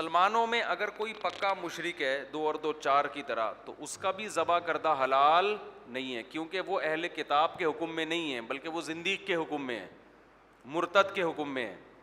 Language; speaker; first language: Urdu; native; Urdu